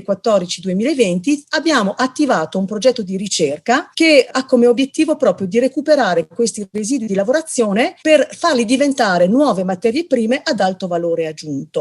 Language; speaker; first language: Italian; native; Italian